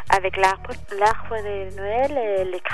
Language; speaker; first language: French; non-native, learner; Spanish